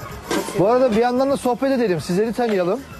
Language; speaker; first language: Turkish; native; Turkish